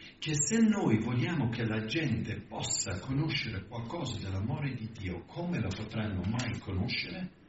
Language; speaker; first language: Italian; non-native, fluent; English